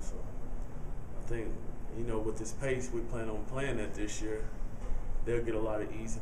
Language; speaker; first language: English; native; English